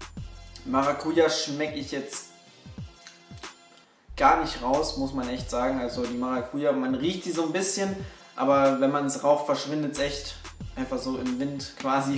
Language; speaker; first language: German; native; German